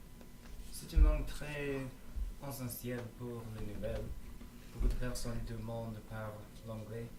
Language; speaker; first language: French; non-native, learner; English